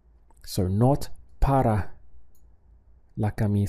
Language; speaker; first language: Spanish; non-native, fluent; English